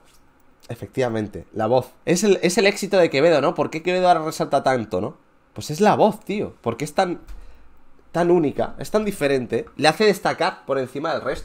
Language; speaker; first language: Spanish; native; Spanish